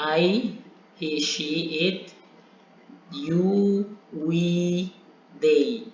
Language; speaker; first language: English; non-native, learner; Indonesian